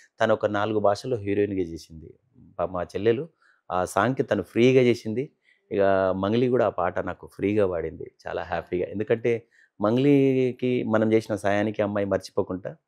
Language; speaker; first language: Telugu; non-native, local second language; Lambadi